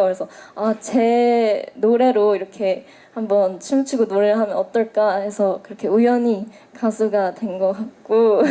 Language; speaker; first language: Korean; early bilingual, heritage; Korean